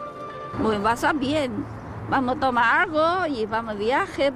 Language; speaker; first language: Spanish; non-native, learner; Chinese